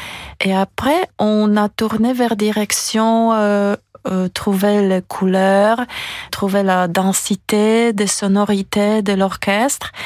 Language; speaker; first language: French; non-native, fluent; Polish